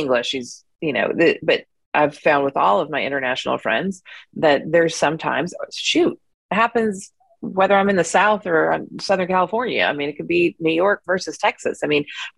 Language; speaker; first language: English; native; English